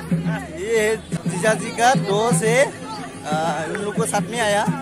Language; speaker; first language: Hindi; non-native, local second language; Assamese